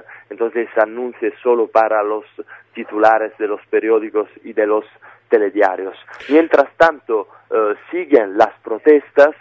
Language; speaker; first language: Spanish; native; Spanish